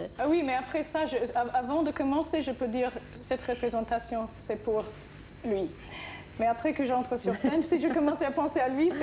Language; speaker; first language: French; non-native, fluent; English